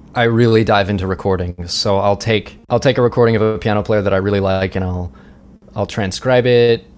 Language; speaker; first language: English; native; English